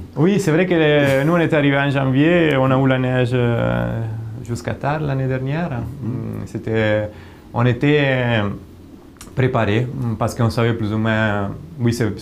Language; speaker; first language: French; non-native, fluent; Italian